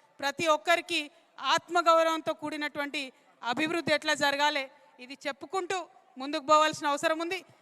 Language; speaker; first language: Telugu; native; Telugu